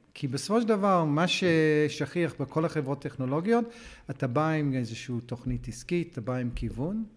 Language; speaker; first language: Hebrew; non-native, fluent; English